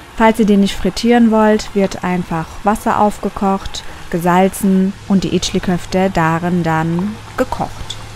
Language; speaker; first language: German; early bilingual, other home language; Turkish